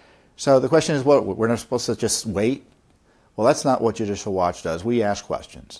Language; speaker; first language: English; native; English